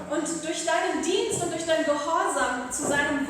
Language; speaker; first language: German; native; German